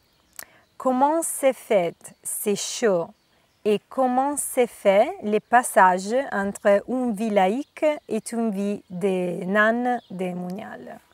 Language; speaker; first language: French; non-native, learner; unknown